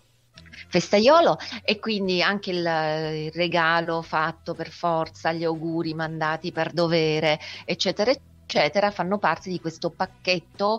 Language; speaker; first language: Italian; native; Italian